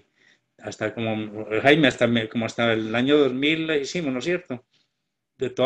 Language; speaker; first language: Spanish; native; Spanish